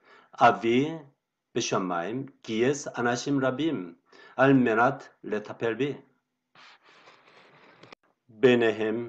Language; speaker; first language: Hebrew; non-native, fluent; Korean